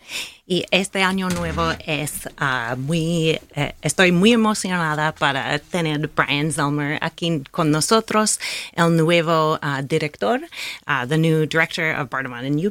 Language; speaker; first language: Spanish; non-native, learner; English